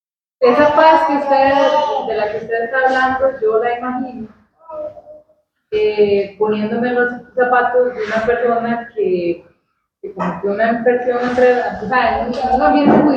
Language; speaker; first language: Spanish; native; Spanish